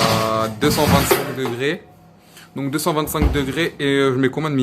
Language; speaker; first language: French; native; French